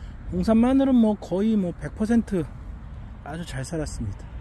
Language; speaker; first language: Korean; native; Korean